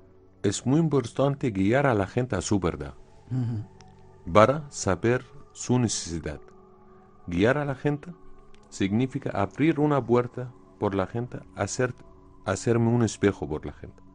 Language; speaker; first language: Spanish; non-native, fluent; Arabic